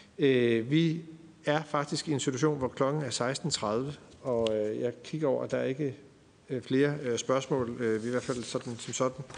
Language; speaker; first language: Danish; native; Danish